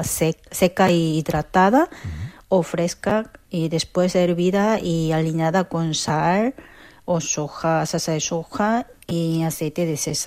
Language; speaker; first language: Spanish; non-native, fluent; Korean